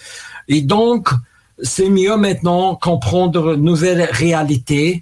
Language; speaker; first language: French; non-native, learner; Russian